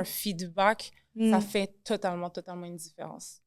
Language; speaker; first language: French; native; French